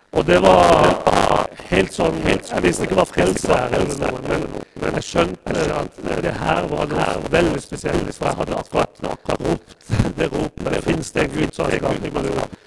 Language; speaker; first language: Norwegian; non-native, fluent; Persian